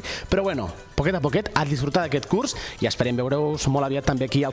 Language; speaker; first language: Catalan; native; Catalan